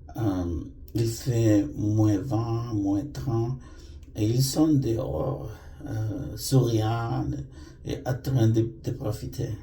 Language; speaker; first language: French; non-native, fluent; Spanish